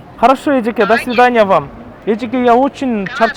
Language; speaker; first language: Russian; non-native, local second language; Kyrgyz